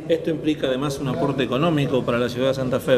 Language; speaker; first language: Spanish; native; Spanish